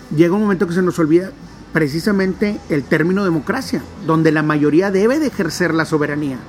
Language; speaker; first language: Spanish; non-native, local second language; English